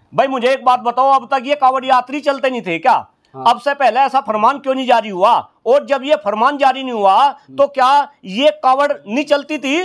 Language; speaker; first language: Hindi; native; Hindi